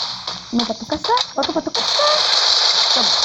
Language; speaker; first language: Spanish; native; Spanish